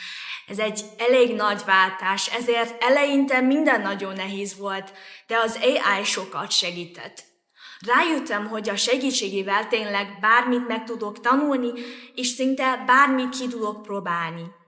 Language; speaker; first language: Hungarian; non-native, fluent; Chinese